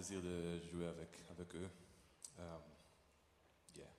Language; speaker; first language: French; non-native, learner; Hebrew